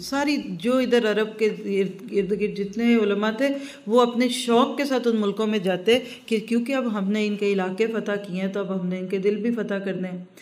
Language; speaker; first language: Urdu; early bilingual, heritage; Urdu